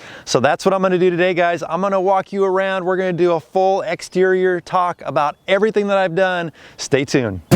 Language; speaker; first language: English; native; English